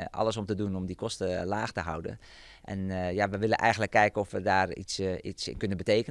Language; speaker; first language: Dutch; native; Dutch